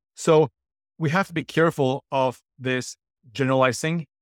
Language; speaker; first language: English; non-native, fluent; Norwegian